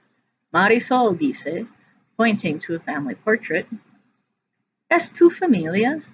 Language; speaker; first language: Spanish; non-native, fluent; English